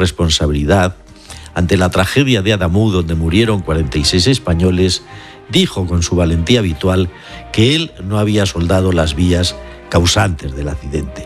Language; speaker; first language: Spanish; native; Spanish